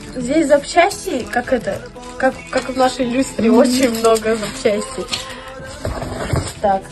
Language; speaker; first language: Russian; early bilingual, other home language; Tajik